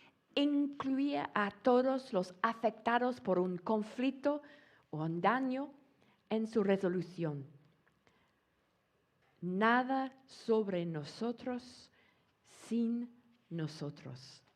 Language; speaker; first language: Spanish; non-native, fluent; English